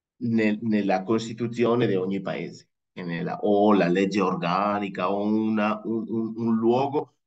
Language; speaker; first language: Italian; non-native, fluent; Spanish